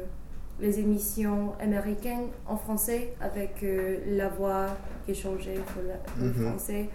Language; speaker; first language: French; non-native, fluent; English